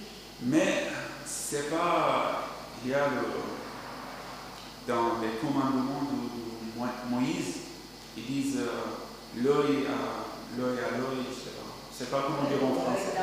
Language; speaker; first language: French; non-native, learner; Arabic